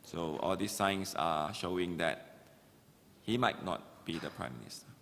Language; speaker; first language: English; non-native, local second language; Malay